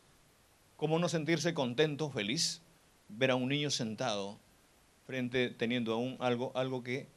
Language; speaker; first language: Spanish; native; Spanish